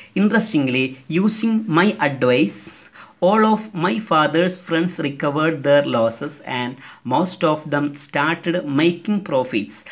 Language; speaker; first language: English; non-native, local second language; Malayalam